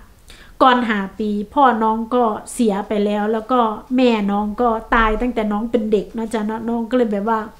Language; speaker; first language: Thai; non-native, local second language; Lao